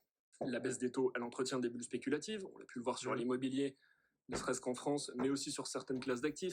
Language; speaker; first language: French; native; French